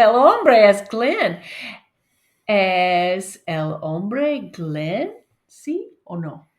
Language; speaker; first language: Spanish; non-native, learner; English